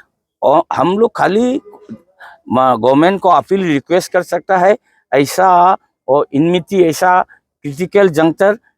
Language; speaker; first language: Hindi; non-native, local second language; Manipuri